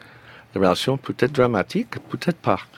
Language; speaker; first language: French; non-native, learner; English